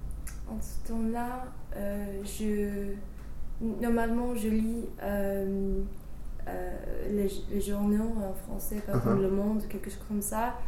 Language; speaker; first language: French; non-native, fluent; English